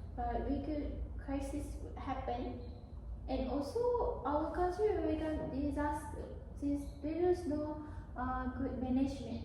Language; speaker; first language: English; non-native, learner; Malay